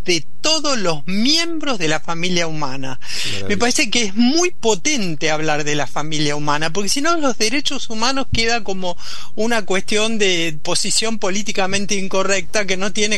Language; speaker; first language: Spanish; native; Spanish